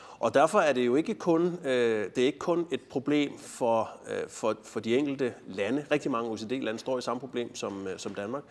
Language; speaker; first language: Danish; native; Danish